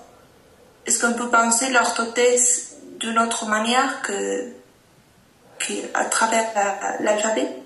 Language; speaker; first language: French; non-native, fluent; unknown